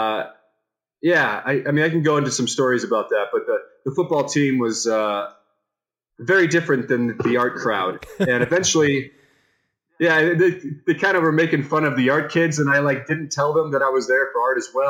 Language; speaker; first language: English; native; English